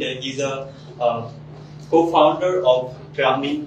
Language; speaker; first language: English; non-native, learner; Bangla